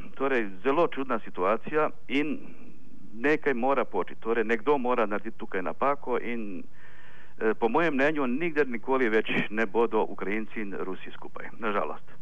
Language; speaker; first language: Slovenian; non-native, fluent; Ukrainian